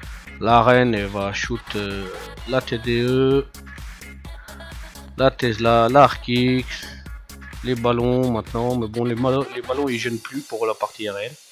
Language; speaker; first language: French; native; French